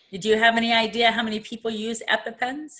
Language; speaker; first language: English; native; English